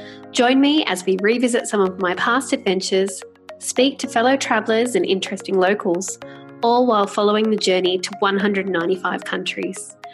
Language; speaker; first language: English; native; English